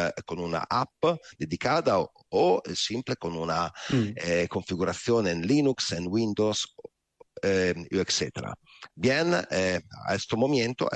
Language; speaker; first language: Spanish; non-native, learner; Italian